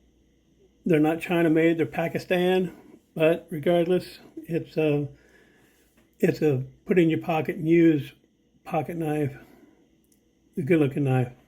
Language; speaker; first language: English; native; English